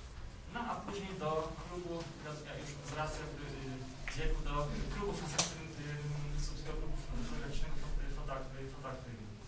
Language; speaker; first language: Polish; native; Polish